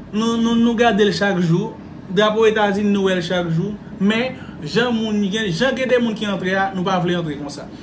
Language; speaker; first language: Haitian Creole; native; Haitian Creole